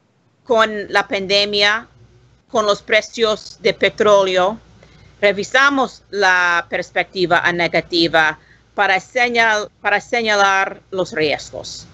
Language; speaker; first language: Spanish; non-native, learner; English